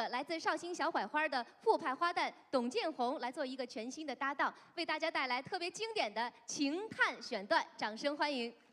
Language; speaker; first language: Chinese; native; Chinese